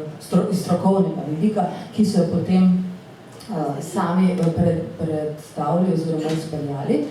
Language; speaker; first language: Slovenian; native; Slovenian